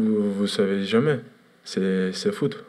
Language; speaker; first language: French; non-native, learner; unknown